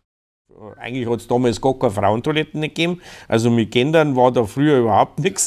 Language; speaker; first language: German; native; German